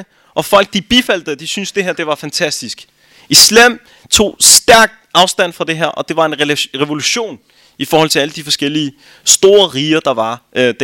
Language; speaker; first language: Danish; early bilingual, other home language; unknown